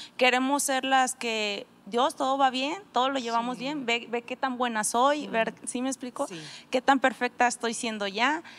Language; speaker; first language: Spanish; native; Spanish